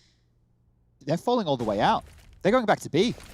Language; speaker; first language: English; native; English